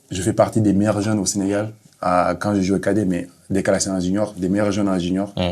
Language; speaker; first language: French; non-native, local second language; Wolof